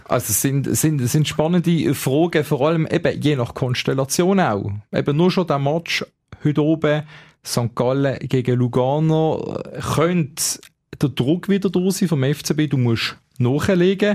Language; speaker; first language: German; native; German